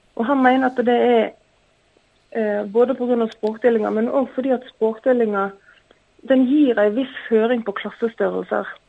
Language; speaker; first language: Norwegian; native; Norwegian